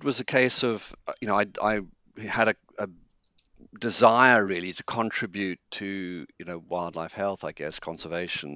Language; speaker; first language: English; native; English